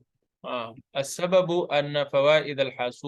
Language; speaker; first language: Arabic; non-native, fluent; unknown